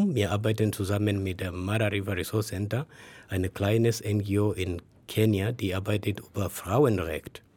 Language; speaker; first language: German; non-native, learner; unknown